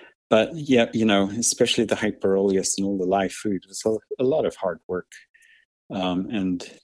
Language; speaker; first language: English; native; English